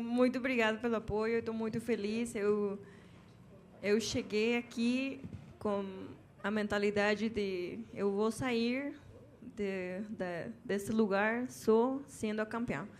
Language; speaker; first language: Portuguese; non-native, fluent; Spanish